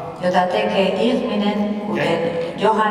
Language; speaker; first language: Finnish; non-native, fluent; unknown